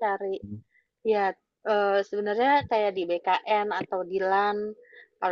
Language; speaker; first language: Indonesian; native; Indonesian